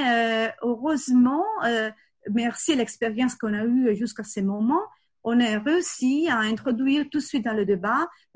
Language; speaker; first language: French; non-native, fluent; Italian